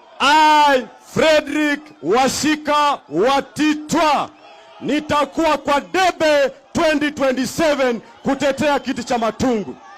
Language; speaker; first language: Swahili; non-native, local second language; Luyia